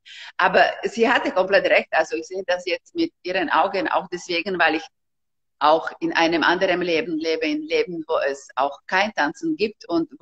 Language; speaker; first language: German; non-native, fluent; Slovak